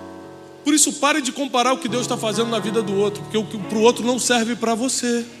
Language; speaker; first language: Portuguese; native; Portuguese